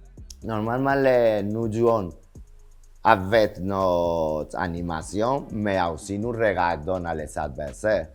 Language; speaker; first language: French; non-native, fluent; Spanish